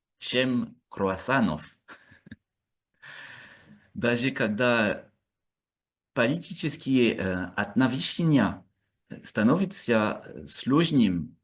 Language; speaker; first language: Russian; non-native, learner; French